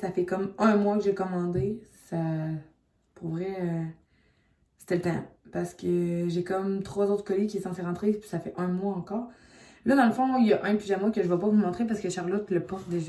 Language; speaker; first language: French; native; French